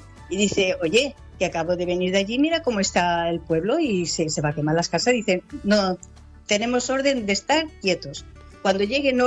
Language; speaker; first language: Spanish; native; Spanish